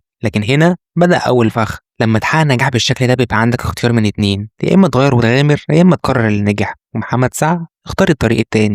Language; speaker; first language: Arabic; native; Arabic